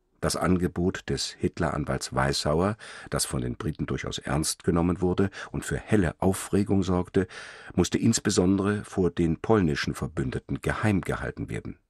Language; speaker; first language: German; native; German